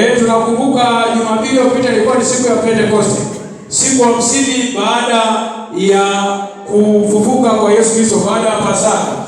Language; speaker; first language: Swahili; non-native, local second language; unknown